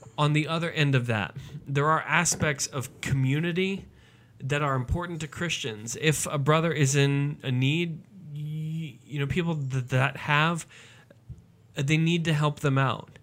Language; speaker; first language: English; native; English